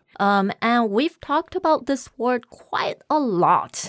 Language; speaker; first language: English; non-native, fluent; Chinese